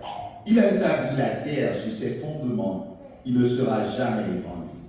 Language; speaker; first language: French; non-native, local second language; Haitian Creole